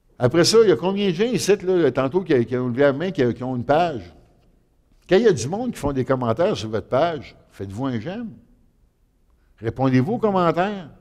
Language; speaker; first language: French; native; French